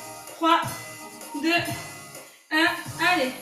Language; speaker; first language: French; native; French